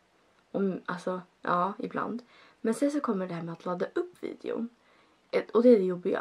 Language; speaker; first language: Swedish; early bilingual, other home language; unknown